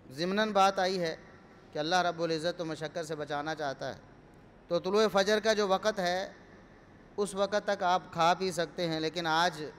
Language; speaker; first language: Urdu; non-native, local second language; Punjabi